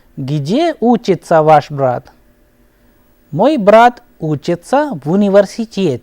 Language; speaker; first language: Russian; non-native, fluent; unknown